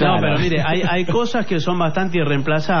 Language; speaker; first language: Spanish; native; Spanish